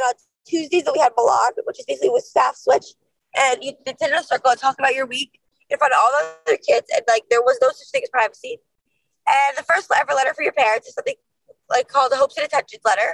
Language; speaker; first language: English; native; English